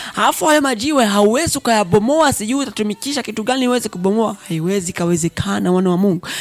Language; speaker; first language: Swahili; non-native, local second language; Rundi